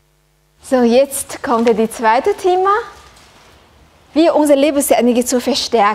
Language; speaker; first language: German; non-native, learner; Chinese